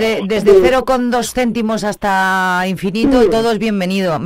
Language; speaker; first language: Spanish; native; Spanish